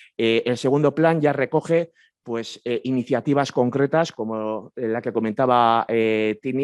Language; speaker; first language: Spanish; native; Spanish